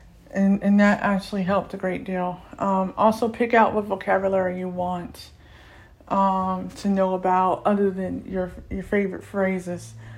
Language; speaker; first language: English; native; English